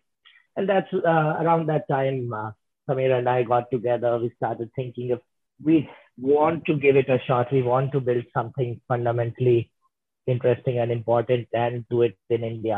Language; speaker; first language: English; non-native, local second language; Hindi